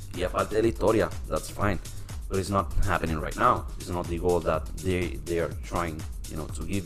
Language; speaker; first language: English; non-native, local second language; Spanish